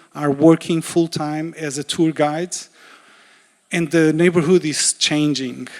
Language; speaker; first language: English; non-native, fluent; Portuguese